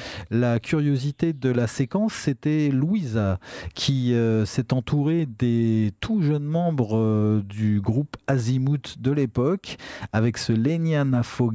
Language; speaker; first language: French; native; French